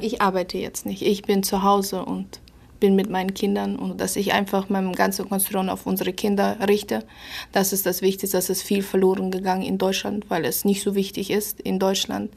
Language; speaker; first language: German; early bilingual, other home language; Russian